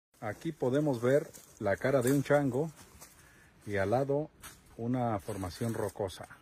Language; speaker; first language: Spanish; native; Spanish